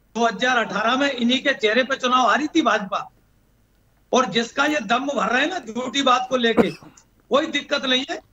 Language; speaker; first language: Hindi; native; Hindi